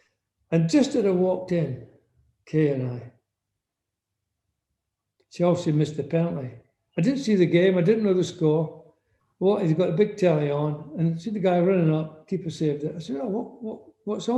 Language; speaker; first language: English; native; English